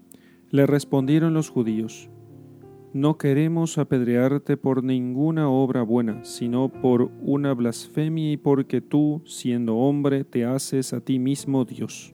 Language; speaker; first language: Spanish; native; Spanish